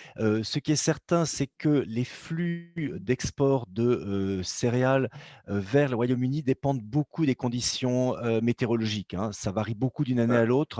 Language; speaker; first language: French; native; French